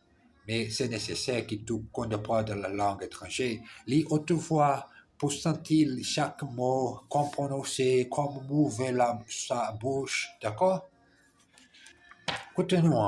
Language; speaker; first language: French; non-native, learner; Portuguese